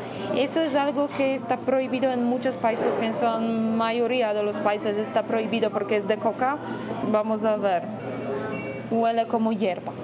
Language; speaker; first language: Spanish; non-native, fluent; Polish